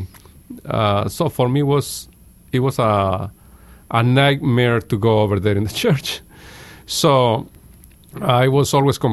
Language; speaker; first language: English; non-native, fluent; Spanish